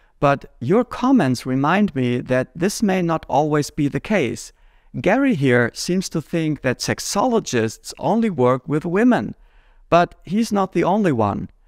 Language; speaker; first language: English; non-native, fluent; German